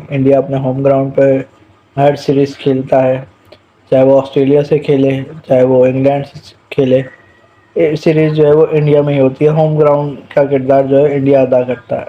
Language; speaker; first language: Urdu; native; Urdu